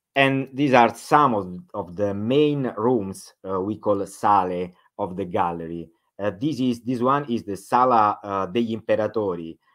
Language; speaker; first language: English; non-native, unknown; Italian